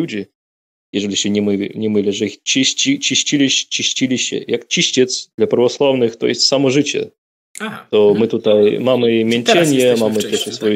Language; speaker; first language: Polish; non-native, fluent; Russian